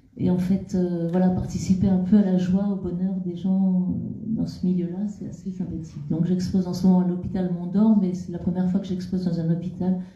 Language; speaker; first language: French; native; French